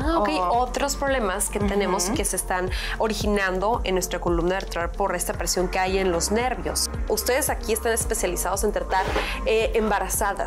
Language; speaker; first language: Spanish; native; Spanish